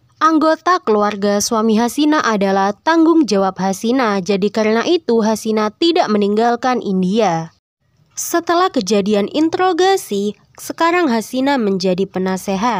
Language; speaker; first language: Indonesian; native; Indonesian